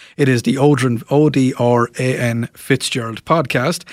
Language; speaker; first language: English; non-native, local second language; Irish